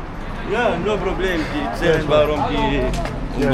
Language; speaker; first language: German; non-native, learner; Arabic